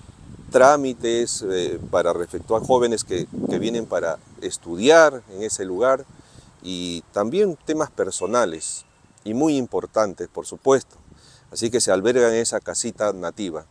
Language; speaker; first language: Spanish; native; Spanish